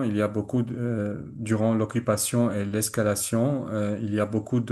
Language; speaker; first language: French; non-native, learner; Arabic